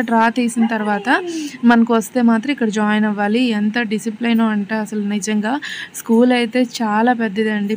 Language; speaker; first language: Telugu; native; Telugu